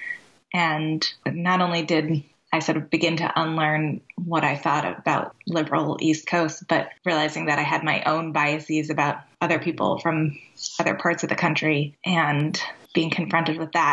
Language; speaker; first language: English; native; English